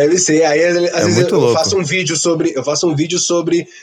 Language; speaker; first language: Portuguese; native; Portuguese